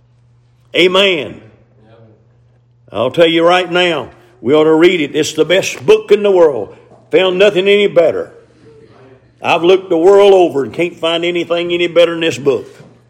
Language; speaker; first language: English; native; English